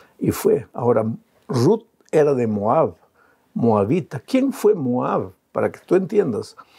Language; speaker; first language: Spanish; native; Spanish